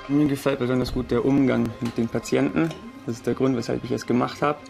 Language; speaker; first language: German; native; German